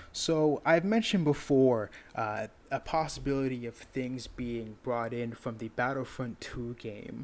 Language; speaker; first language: English; native; English